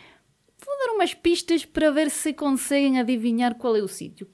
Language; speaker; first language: Portuguese; native; Portuguese